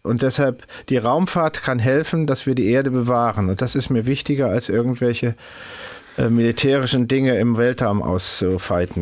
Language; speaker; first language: German; native; German